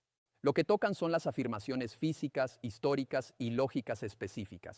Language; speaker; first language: Spanish; native; Spanish